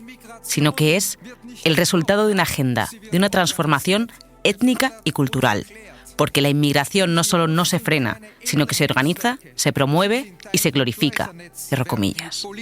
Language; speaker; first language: Spanish; native; Spanish